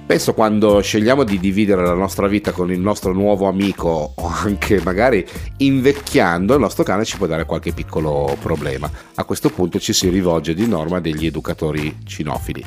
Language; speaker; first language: Italian; native; Italian